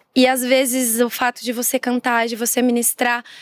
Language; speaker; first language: Portuguese; native; Portuguese